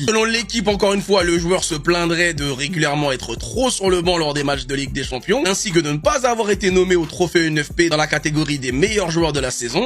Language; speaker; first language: French; native; French